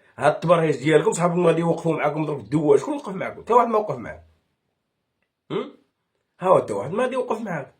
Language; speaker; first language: Arabic; native; Arabic